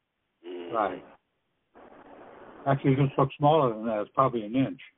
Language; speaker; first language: English; native; English